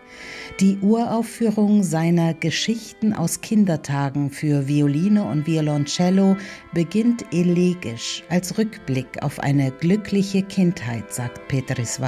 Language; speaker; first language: German; native; German